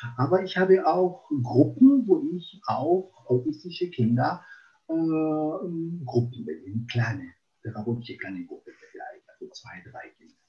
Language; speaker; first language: German; non-native, fluent; Italian